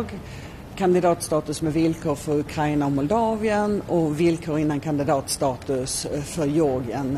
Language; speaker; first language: Swedish; native; Swedish